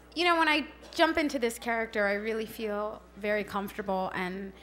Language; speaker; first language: English; early bilingual, other home language; Spanish